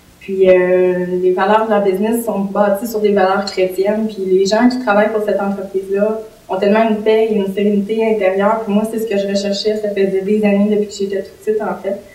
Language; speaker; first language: French; native; French